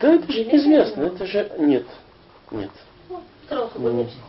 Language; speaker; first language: Russian; native; Russian